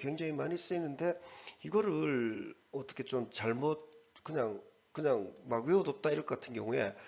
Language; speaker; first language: Korean; native; Korean